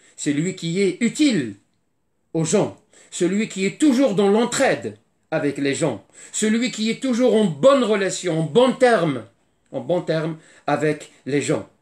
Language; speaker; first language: French; non-native, fluent; Arabic